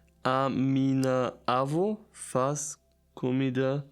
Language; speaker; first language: Portuguese; non-native, learner; German